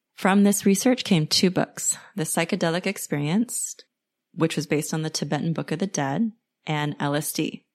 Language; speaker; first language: English; native; English